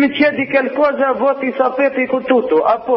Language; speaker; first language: Italian; non-native, learner; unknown